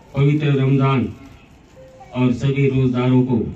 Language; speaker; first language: Hindi; non-native, local second language; Marathi